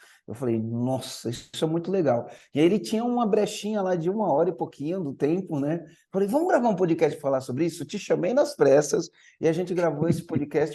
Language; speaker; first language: Portuguese; native; Portuguese